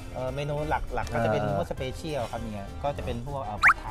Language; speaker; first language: Thai; native; Thai